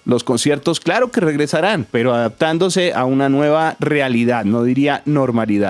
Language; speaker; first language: Spanish; native; Spanish